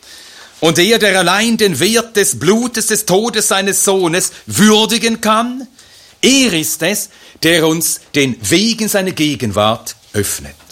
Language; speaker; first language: German; native; German